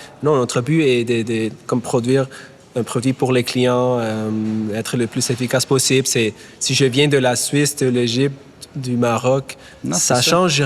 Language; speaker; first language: French; non-native, fluent; German